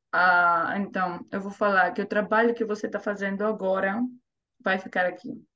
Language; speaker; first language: Portuguese; non-native, fluent; Greek